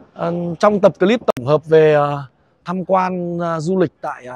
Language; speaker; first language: Vietnamese; native; Vietnamese